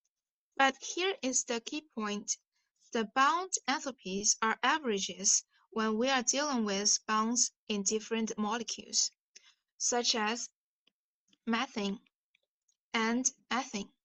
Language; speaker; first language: English; non-native, fluent; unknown